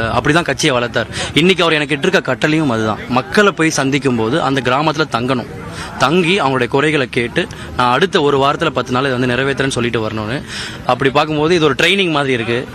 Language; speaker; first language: Tamil; non-native, local second language; Telugu